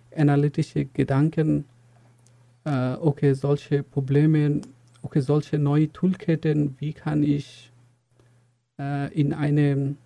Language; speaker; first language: German; non-native, fluent; Bangla